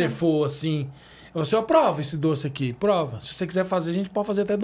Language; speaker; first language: Portuguese; native; Portuguese